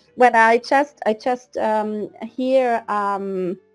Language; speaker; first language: English; non-native, fluent; German